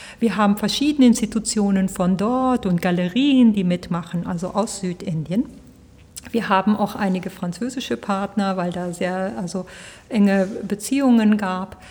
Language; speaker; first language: German; early bilingual, heritage; Spanish